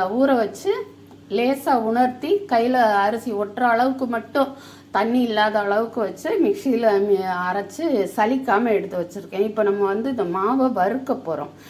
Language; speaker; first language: Tamil; native; Tamil